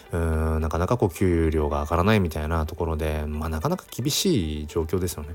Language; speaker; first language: Japanese; native; Japanese